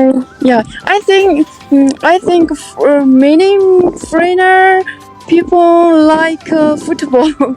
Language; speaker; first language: English; non-native, learner; Chinese